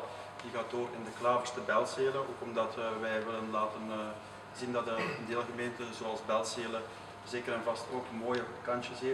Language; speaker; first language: Dutch; native; Dutch